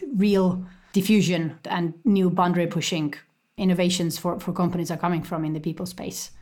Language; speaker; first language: English; non-native, fluent; Estonian